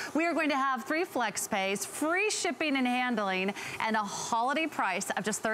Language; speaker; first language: English; native; English